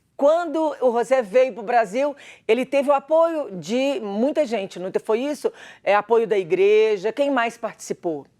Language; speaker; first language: Portuguese; native; Portuguese